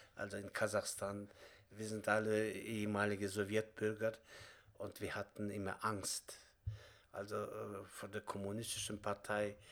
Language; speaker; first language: German; non-native, fluent; Kazakh